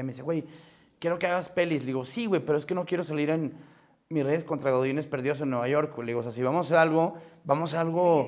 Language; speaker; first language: Spanish; native; Spanish